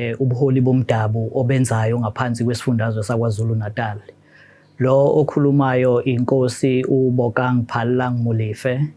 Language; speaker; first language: Zulu; non-native, local second language; Southern Sotho